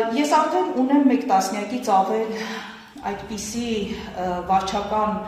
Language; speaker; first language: Armenian; native; Armenian